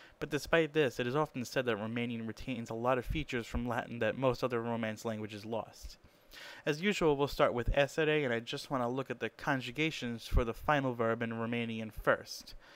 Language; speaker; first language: English; native; English